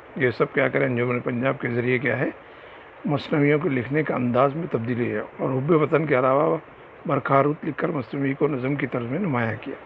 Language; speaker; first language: Urdu; native; Urdu